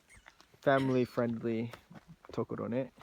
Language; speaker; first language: Japanese; non-native, learner; English